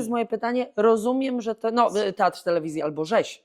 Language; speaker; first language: Polish; native; Polish